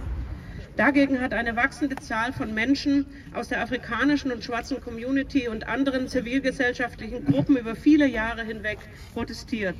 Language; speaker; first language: German; native; German